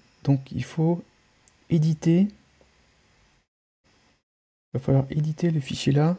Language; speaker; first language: French; native; French